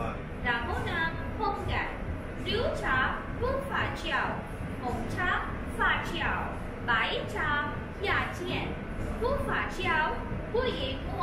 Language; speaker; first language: Chinese; non-native, learner; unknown